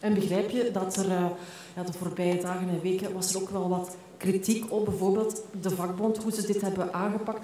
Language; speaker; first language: Dutch; native; Dutch